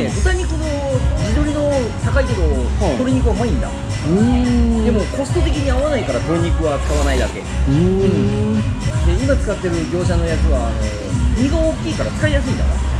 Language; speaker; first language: Japanese; native; Japanese